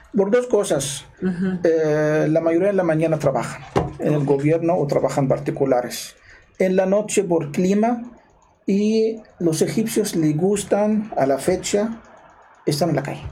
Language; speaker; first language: Spanish; non-native, fluent; Arabic